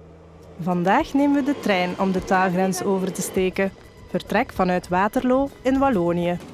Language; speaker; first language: Dutch; native; Dutch